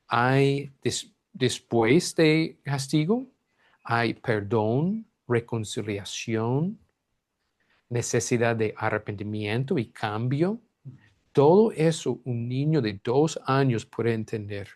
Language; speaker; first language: Spanish; non-native, fluent; English